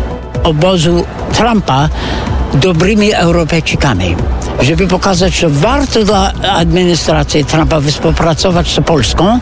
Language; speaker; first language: Polish; non-native, fluent; English